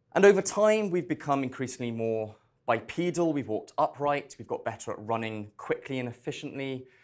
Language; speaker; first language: English; native; English